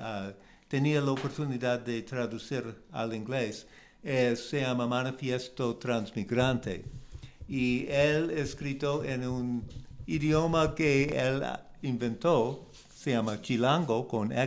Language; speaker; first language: Spanish; non-native, learner; English